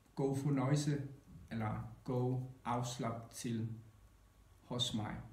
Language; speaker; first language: Danish; non-native, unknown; Polish